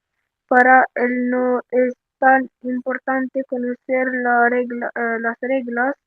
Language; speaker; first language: Spanish; non-native, learner; Arabic